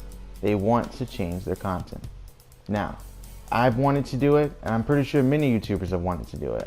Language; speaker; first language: English; native; English